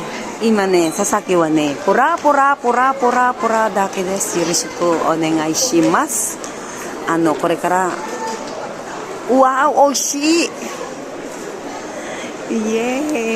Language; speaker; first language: Japanese; non-native, learner; Filipino